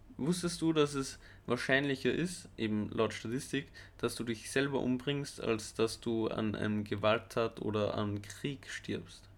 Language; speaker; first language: German; native; German